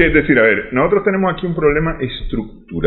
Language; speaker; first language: Spanish; native; Spanish